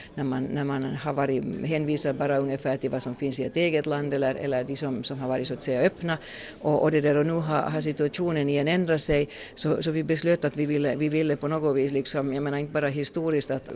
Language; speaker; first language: Swedish; native; Swedish